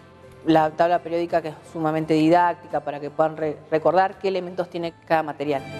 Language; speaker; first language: Spanish; native; Spanish